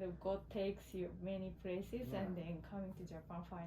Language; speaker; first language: English; non-native, learner; Japanese